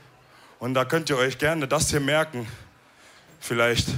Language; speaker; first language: German; early bilingual, other home language; Wolof